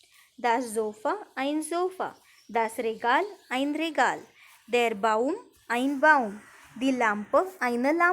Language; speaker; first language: German; non-native, fluent; Marathi